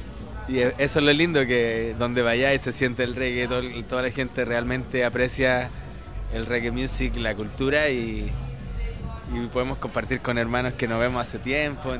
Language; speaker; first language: Spanish; native; Spanish